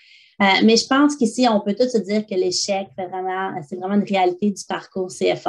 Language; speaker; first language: French; native; French